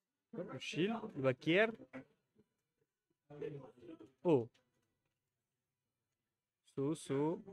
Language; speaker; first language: French; native; French